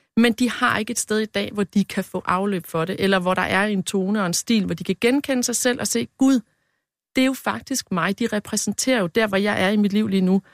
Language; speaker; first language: Danish; native; Danish